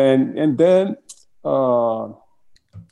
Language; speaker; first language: English; non-native, fluent; Portuguese